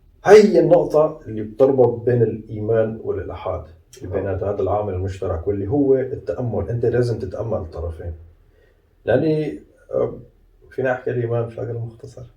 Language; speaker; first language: Arabic; native; Arabic